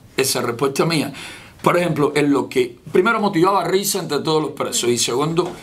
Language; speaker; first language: Spanish; native; Spanish